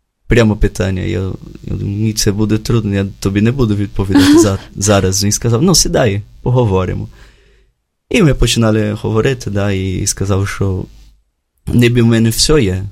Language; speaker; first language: Ukrainian; non-native, learner; Portuguese